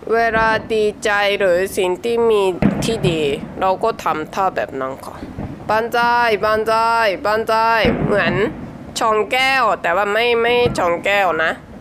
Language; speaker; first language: Thai; non-native, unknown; Japanese